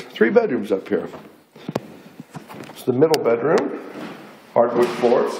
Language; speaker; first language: English; native; English